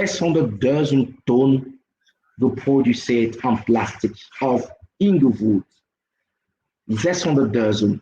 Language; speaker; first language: Dutch; non-native, local second language; French